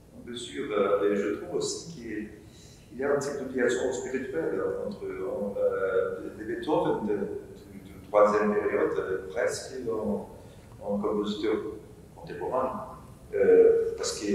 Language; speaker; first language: French; non-native, learner; Portuguese